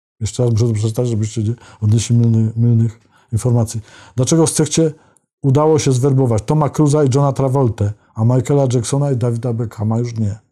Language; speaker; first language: Polish; native; Polish